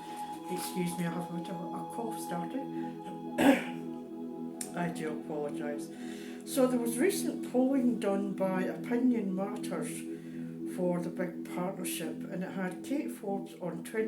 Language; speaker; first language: English; native; English